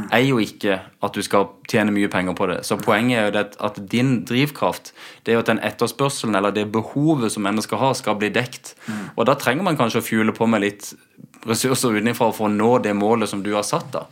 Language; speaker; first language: Norwegian; native; Norwegian